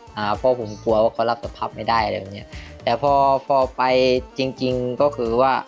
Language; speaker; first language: Thai; native; Thai